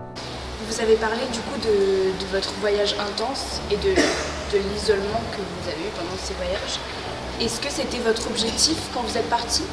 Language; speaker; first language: French; native; French